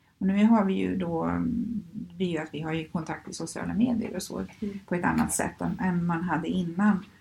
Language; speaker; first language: Swedish; native; Swedish